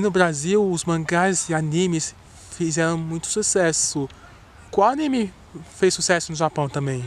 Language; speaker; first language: Portuguese; native; Portuguese